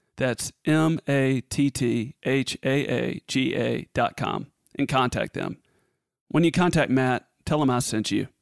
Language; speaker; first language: English; native; English